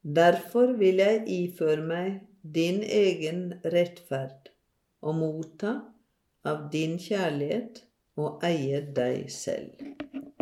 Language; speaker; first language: Norwegian; native; Norwegian